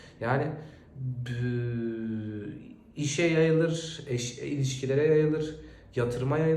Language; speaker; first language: Turkish; native; Turkish